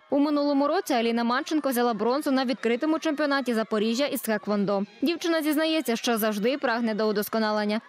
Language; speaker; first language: Ukrainian; native; Ukrainian